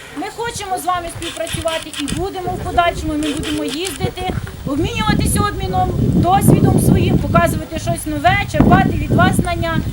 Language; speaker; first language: Ukrainian; native; Ukrainian